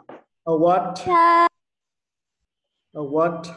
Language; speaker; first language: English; non-native, learner; Vietnamese